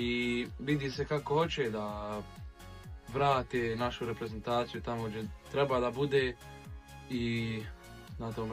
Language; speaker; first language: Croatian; early bilingual, heritage; Bosnian